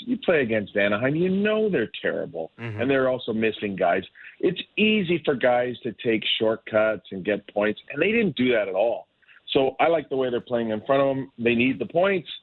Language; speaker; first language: English; native; English